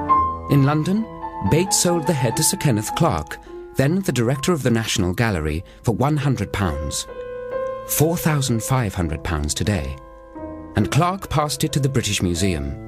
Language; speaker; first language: English; native; English